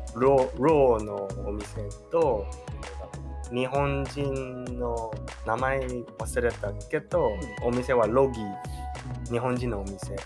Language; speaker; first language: Japanese; non-native, learner; Chinese